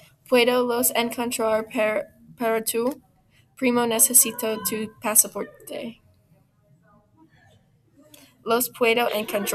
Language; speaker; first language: Spanish; non-native, learner; English